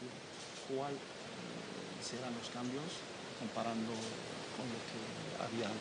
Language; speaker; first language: Spanish; non-native, fluent; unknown